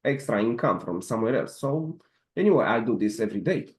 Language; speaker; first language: English; non-native, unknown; Romanian